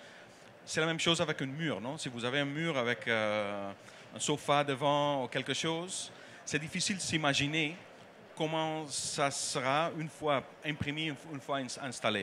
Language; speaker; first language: French; non-native, learner; Dutch